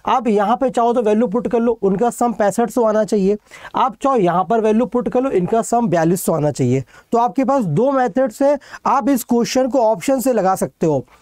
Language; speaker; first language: Hindi; native; Hindi